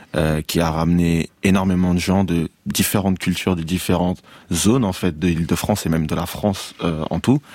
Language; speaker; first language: French; native; French